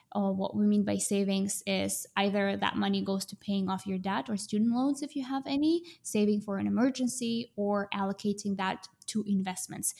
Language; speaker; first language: English; non-native, fluent; Russian